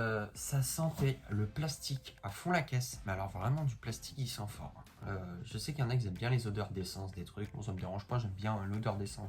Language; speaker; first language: French; native; French